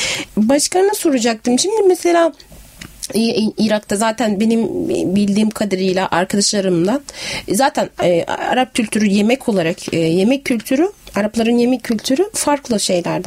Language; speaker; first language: Turkish; non-native, fluent; Arabic